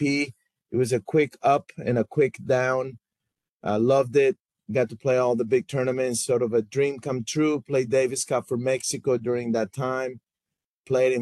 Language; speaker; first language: English; non-native, fluent; Spanish